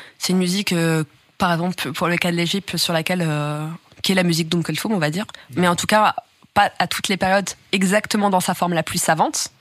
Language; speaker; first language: French; native; French